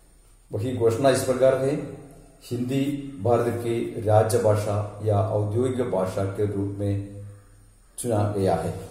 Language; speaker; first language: Hindi; non-native, local second language; Malayalam